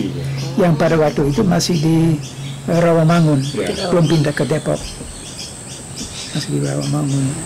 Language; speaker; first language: Indonesian; non-native, fluent; English